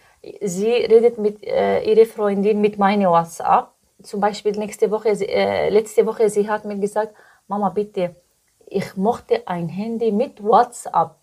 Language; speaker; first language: German; non-native, learner; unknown